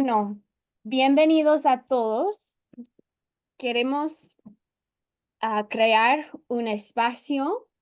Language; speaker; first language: Spanish; non-native, fluent; English